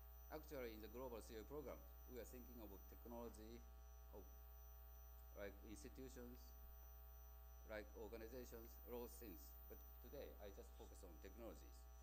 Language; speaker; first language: English; non-native, fluent; Japanese